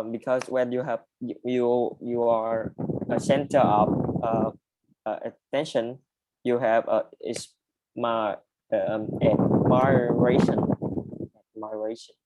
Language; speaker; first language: English; non-native, learner; Vietnamese